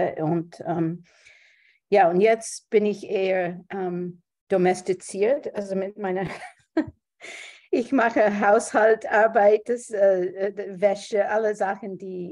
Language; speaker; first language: German; non-native, fluent; English